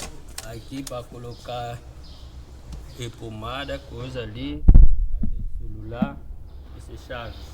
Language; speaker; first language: Portuguese; non-native, learner; Haitian Creole